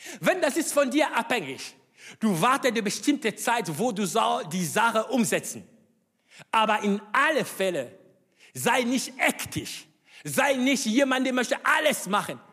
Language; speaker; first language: German; non-native, fluent; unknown